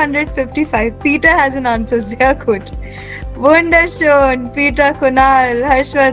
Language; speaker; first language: German; non-native, fluent; Hindi